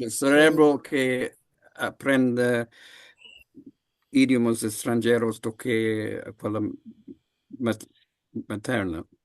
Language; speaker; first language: Portuguese; non-native, learner; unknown